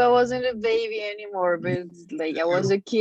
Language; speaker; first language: English; non-native, fluent; French